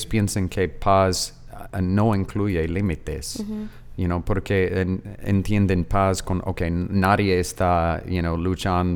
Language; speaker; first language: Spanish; non-native, fluent; English